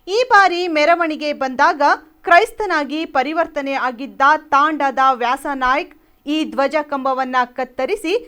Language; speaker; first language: Kannada; native; Kannada